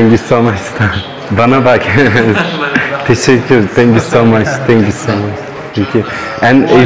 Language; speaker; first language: English; non-native, learner; Turkish